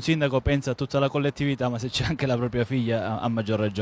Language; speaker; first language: Italian; native; Italian